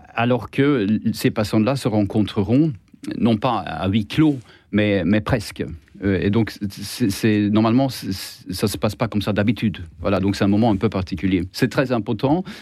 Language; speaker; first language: French; non-native, fluent; Swedish